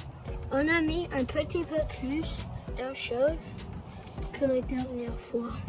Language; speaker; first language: French; non-native, learner; English